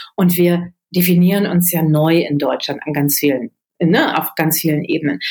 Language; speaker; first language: German; native; German